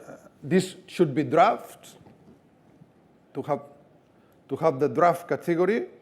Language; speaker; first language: English; non-native, fluent; Catalan